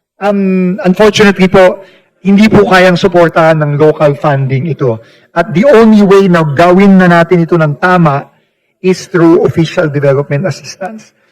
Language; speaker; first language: Filipino; native; Filipino